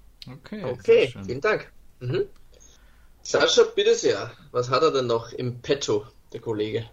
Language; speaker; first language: German; native; German